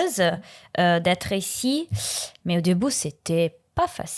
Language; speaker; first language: French; non-native, learner; Italian